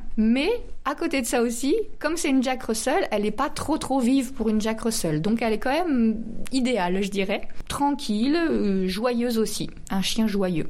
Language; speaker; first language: French; native; French